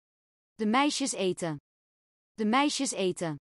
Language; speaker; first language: Dutch; non-native, learner; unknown